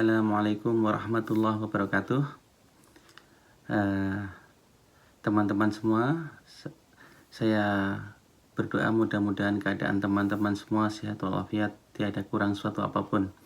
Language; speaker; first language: Indonesian; non-native, local second language; Javanese